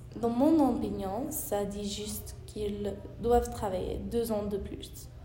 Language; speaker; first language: French; non-native, learner; English